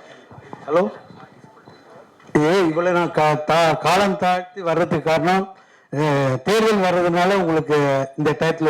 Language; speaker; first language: Tamil; native; Tamil